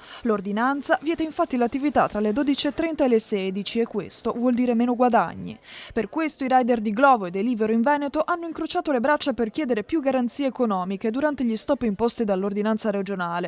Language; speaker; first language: Italian; native; Italian